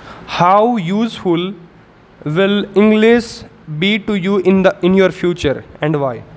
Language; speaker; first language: English; non-native, local second language; Hindi